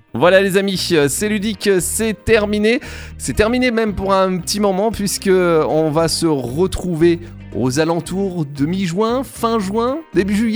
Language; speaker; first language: French; native; French